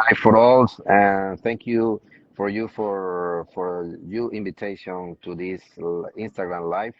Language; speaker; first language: English; non-native, learner; Spanish